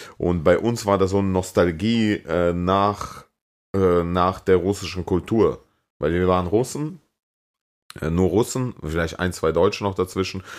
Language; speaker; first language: German; early bilingual, other home language; Russian